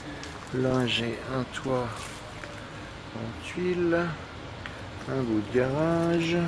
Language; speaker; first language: French; native; French